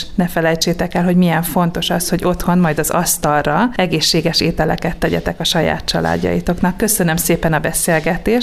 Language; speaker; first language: Hungarian; native; Hungarian